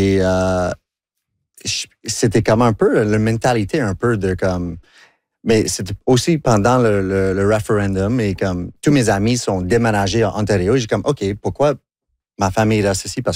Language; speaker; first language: French; non-native, local second language; English